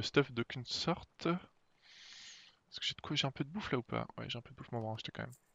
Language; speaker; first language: French; native; French